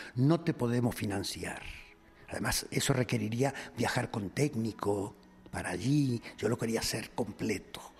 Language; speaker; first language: Spanish; native; Spanish